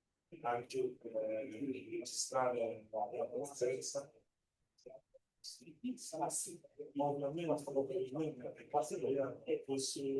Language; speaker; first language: Italian; non-native, learner; English